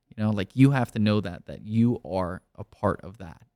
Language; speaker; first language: English; native; English